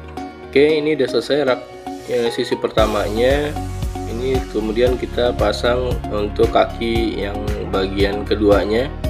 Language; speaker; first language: Indonesian; native; Indonesian